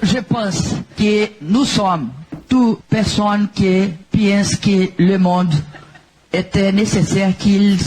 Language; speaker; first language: French; non-native, learner; Portuguese